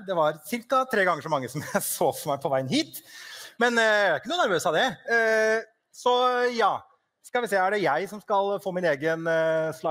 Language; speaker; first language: Norwegian; native; Norwegian